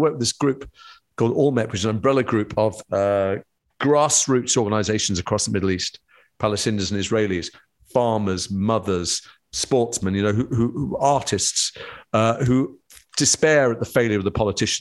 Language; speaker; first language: English; native; English